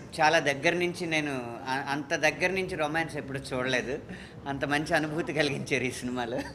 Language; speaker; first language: Telugu; native; Telugu